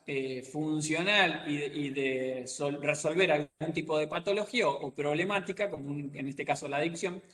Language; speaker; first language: Spanish; native; Spanish